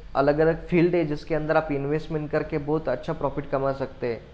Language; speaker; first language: Hindi; non-native, local second language; Marathi